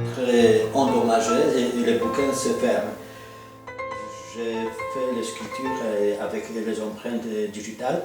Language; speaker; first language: French; non-native, fluent; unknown